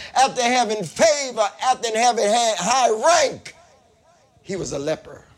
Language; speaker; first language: English; native; English